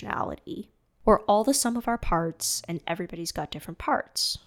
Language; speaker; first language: English; non-native, fluent; Cantonese